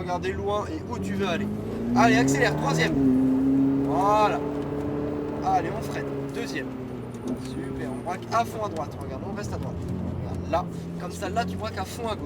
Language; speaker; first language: French; native; French